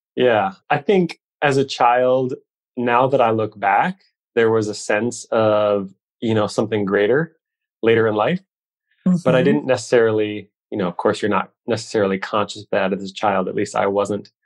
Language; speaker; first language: English; native; English